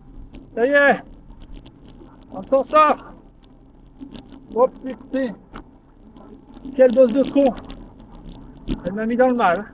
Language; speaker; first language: French; native; French